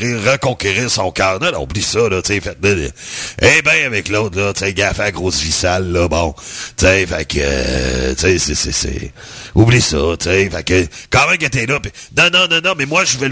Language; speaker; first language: French; native; French